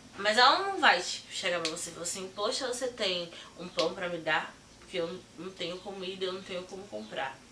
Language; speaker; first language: Portuguese; native; Portuguese